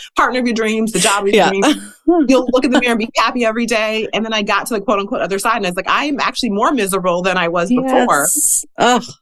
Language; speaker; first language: English; native; English